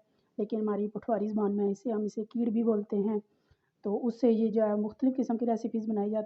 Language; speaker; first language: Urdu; non-native, local second language; Pahari-Potwari